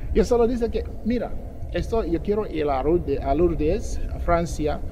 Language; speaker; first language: Spanish; non-native, learner; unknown